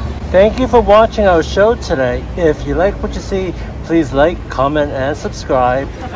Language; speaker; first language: English; native; English